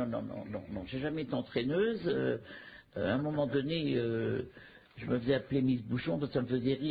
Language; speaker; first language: French; native; French